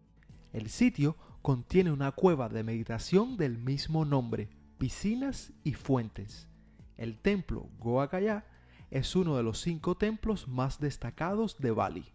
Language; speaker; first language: Spanish; native; Spanish